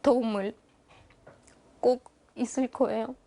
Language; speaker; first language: Korean; non-native, learner; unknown